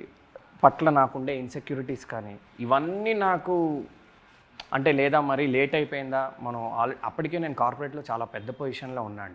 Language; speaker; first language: Telugu; native; Telugu